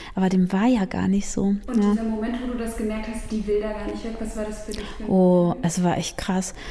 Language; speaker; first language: German; early bilingual, other home language; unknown